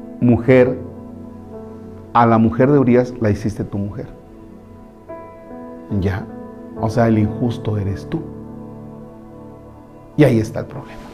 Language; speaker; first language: Spanish; native; Spanish